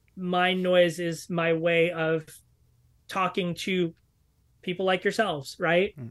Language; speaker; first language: English; native; English